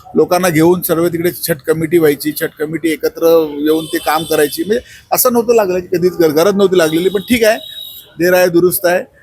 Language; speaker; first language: Marathi; native; Marathi